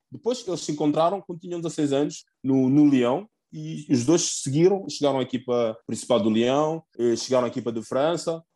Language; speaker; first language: Portuguese; early bilingual, other home language; Upper Guinea Crioulo